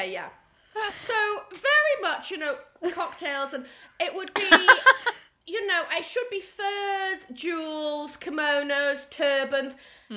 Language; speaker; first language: English; native; English